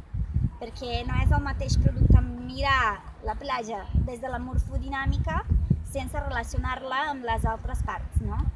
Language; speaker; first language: Catalan; non-native, fluent; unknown